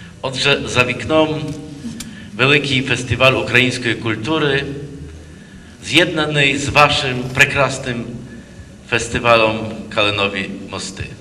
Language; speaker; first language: Ukrainian; early bilingual, heritage; Ukrainian